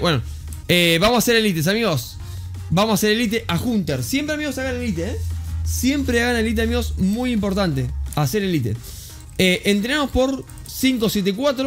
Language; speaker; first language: Spanish; native; Spanish